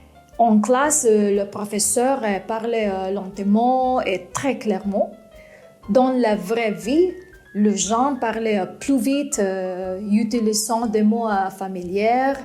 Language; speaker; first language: French; non-native, fluent; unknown